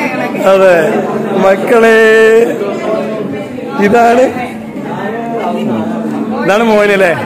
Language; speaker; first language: Malayalam; native; Malayalam